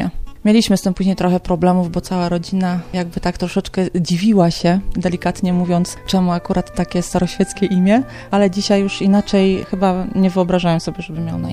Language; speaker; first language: Polish; native; Polish